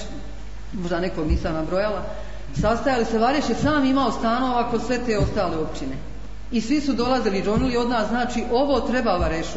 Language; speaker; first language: Croatian; native; Croatian